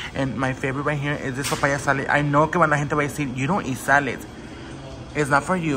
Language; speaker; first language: English; early bilingual, other home language; Spanish